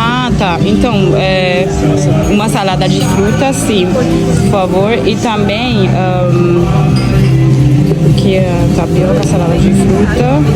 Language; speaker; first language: Portuguese; non-native, fluent; English